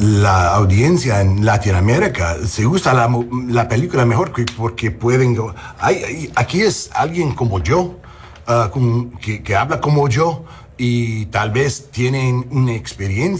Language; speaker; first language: Spanish; non-native, learner; English